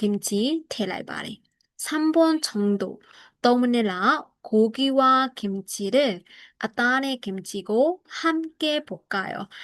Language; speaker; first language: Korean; non-native, fluent; Burmese